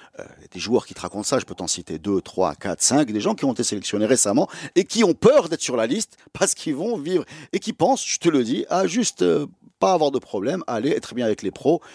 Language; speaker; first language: French; non-native, local second language; Arabic